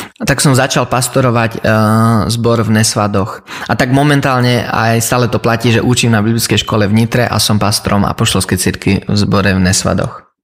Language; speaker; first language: Slovak; early bilingual, heritage; Slovak